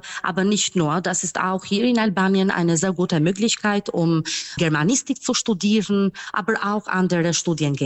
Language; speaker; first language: German; non-native, fluent; Albanian